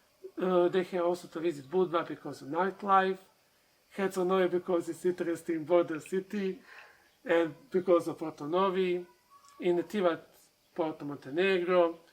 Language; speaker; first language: English; non-native, learner; Serbian